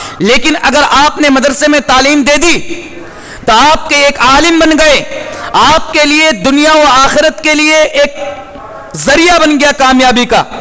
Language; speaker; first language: Urdu; native; Urdu